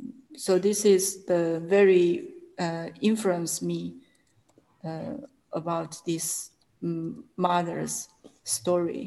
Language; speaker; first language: English; non-native, learner; Chinese